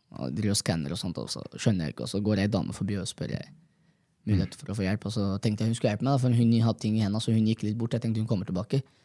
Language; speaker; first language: Norwegian; early bilingual, other home language; Somali